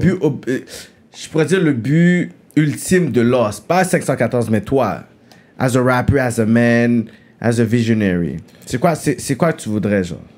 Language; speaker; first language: French; native; French